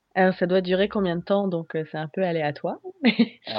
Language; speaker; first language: French; native; French